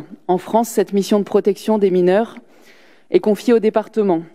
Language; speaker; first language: French; native; French